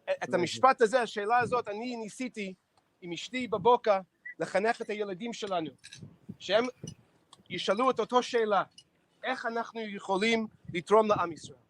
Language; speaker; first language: Hebrew; non-native, fluent; English